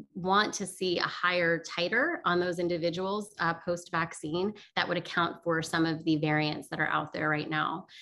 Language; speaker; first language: English; native; English